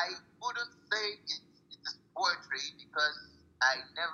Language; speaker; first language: English; non-native, local second language; Yoruba